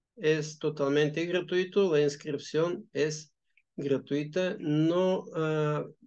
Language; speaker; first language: Spanish; non-native, fluent; Bulgarian